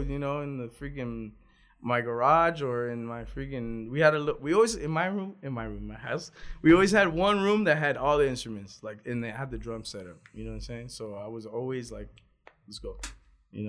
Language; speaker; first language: English; native; English